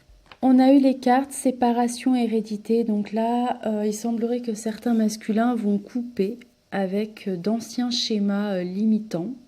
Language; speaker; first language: French; native; French